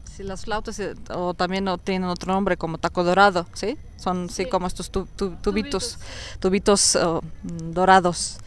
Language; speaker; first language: Spanish; non-native, fluent; Russian